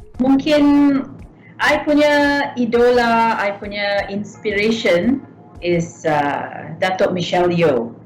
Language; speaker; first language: Malay; non-native, local second language; Tamil